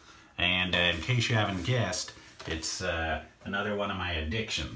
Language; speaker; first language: English; native; English